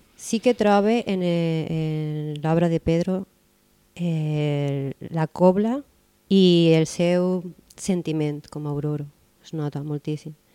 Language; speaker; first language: Catalan; native; Catalan